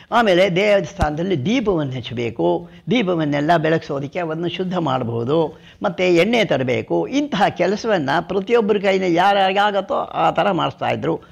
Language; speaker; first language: Kannada; non-native, local second language; Tamil